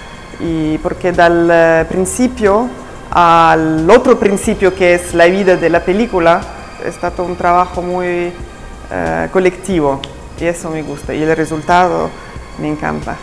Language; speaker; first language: Spanish; non-native, fluent; Italian